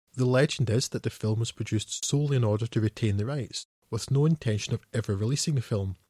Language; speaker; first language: English; native; English